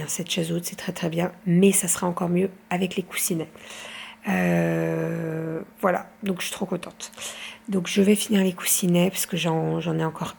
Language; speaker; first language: French; native; French